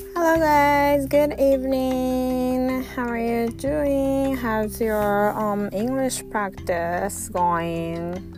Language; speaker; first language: English; non-native, fluent; Japanese